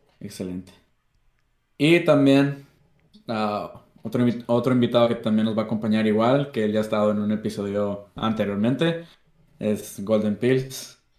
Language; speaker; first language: Spanish; native; Spanish